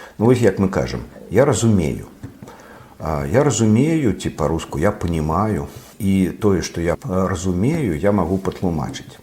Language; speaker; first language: Belarusian; non-native, local second language; Russian